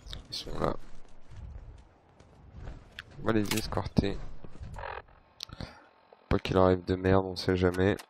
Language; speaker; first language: French; native; French